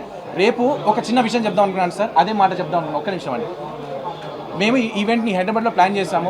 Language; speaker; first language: Telugu; native; Telugu